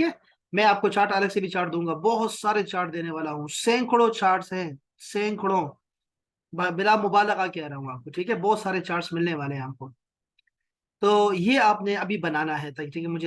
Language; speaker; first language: Urdu; native; Urdu